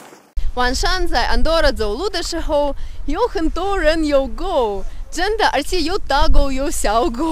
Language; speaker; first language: Chinese; non-native, fluent; Russian